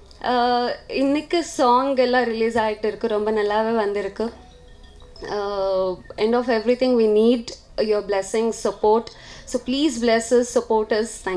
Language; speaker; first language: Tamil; non-native, learner; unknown